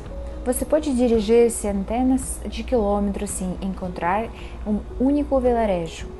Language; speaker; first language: Portuguese; non-native, fluent; Russian